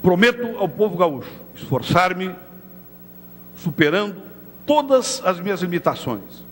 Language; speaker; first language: Portuguese; native; Portuguese